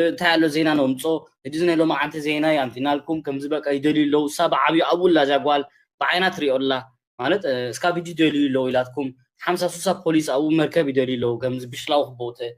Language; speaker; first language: Tigrinya; early bilingual, heritage; Tigrinya